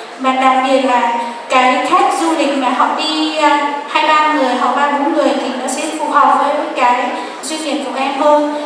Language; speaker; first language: Vietnamese; non-native, local second language; Hmong